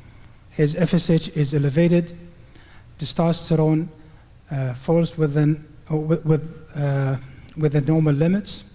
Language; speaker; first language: English; non-native, fluent; Arabic